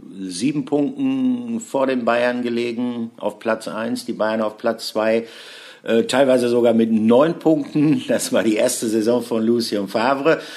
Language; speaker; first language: German; native; German